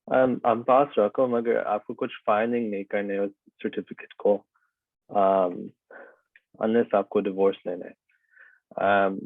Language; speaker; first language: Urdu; early bilingual, heritage; Urdu